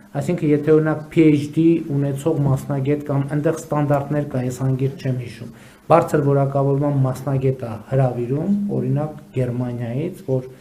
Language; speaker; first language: Armenian; native; Armenian